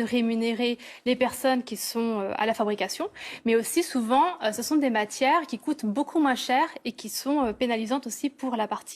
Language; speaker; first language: French; native; French